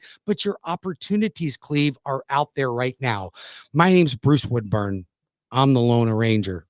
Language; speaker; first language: English; native; English